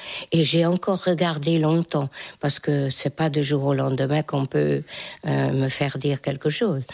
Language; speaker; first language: French; non-native, fluent; Hungarian